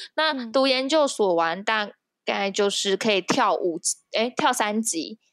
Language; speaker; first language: Chinese; native; Chinese